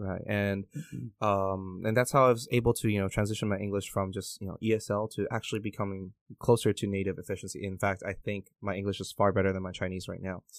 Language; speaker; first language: English; early bilingual, other home language; Chinese